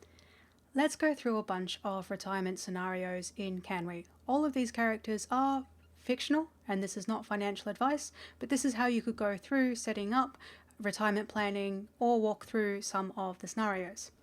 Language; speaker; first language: English; native; English